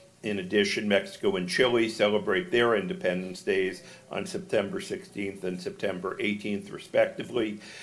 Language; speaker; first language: English; native; English